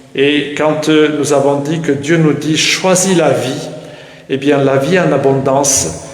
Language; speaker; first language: French; native; French